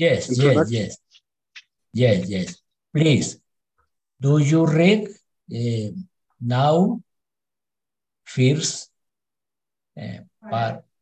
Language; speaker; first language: English; non-native, learner; Spanish